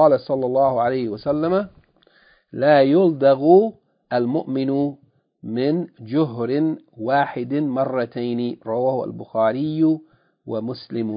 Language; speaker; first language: Arabic; non-native, fluent; English